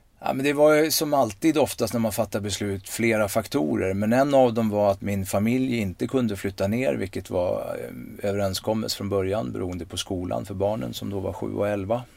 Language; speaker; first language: Swedish; native; Swedish